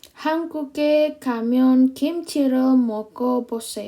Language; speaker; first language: Korean; non-native, fluent; Indonesian